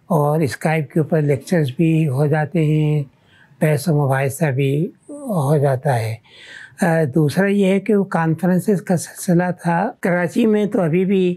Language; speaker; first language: Urdu; native; Urdu